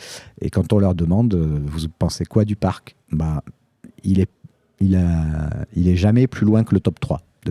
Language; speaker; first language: French; native; French